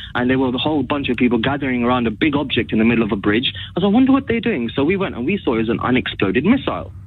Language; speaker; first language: English; early bilingual, other home language; Arabic